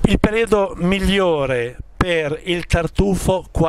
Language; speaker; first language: Italian; native; Italian